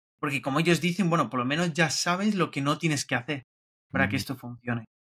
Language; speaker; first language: Spanish; native; Spanish